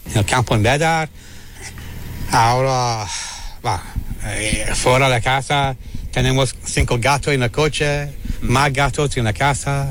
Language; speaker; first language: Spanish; non-native, learner; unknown